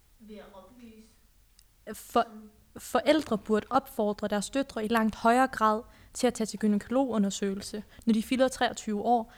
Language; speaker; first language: Danish; early bilingual, other home language; Persian